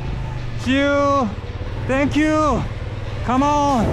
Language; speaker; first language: English; non-native, learner; Korean